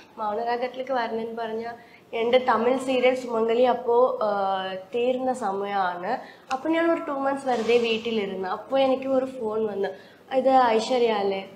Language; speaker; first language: Malayalam; non-native, learner; Tamil